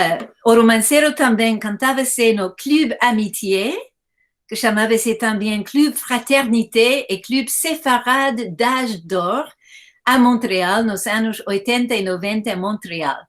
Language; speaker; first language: Portuguese; non-native, fluent; English